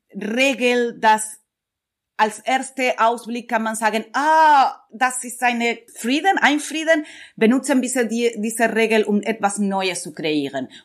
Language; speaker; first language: German; non-native, learner; Spanish